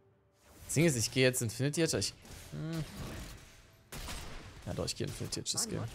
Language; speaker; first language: German; native; German